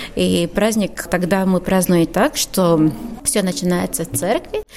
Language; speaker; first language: Russian; non-native, learner; Latvian